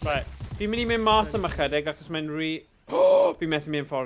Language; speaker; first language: Welsh; native; Welsh